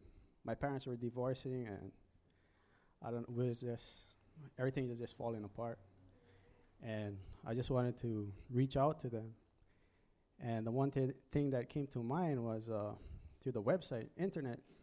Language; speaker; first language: English; native; English